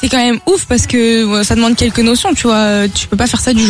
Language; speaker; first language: French; native; French